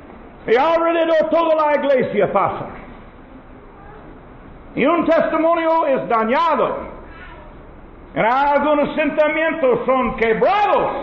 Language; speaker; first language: Spanish; non-native, learner; English